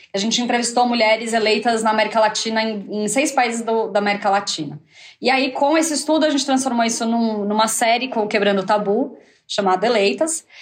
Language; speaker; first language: Portuguese; native; Portuguese